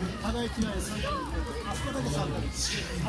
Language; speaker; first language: Japanese; native; Japanese